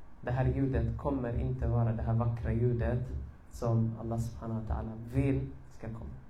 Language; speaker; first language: Swedish; early bilingual, other home language; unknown